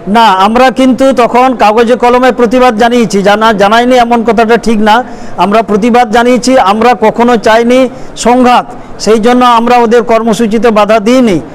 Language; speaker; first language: Bangla; non-native, local second language; Santali